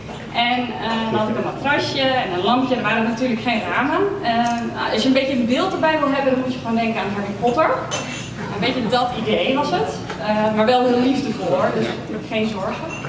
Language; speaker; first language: Dutch; native; Dutch